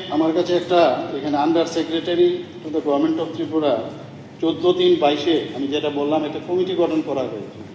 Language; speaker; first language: Bangla; native; Bangla